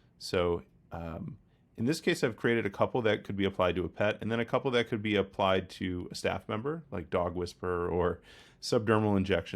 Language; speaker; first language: English; native; English